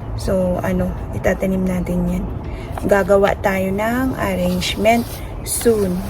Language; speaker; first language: Filipino; native; Filipino